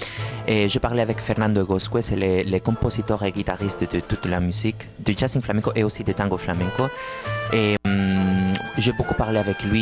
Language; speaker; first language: French; non-native, fluent; Spanish